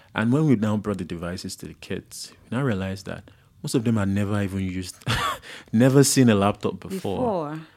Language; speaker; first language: English; non-native, local second language; Yoruba